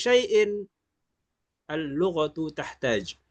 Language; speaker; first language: Arabic; non-native, fluent; Malay